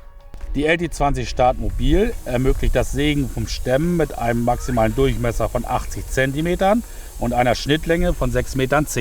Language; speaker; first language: German; native; German